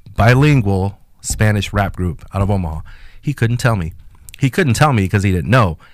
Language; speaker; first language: English; non-native, fluent; Spanish